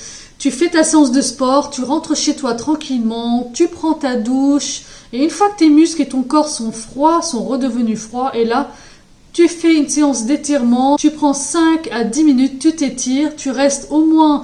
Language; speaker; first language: French; native; French